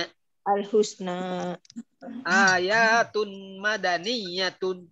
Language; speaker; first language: Arabic; non-native, fluent; Indonesian